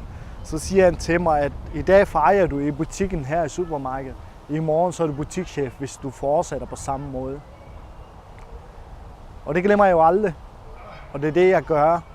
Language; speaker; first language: Danish; non-native, fluent; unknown